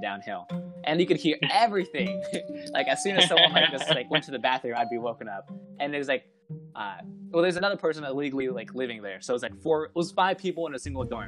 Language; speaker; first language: English; native; English